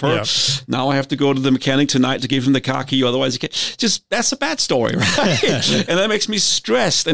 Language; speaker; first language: English; non-native, fluent; Danish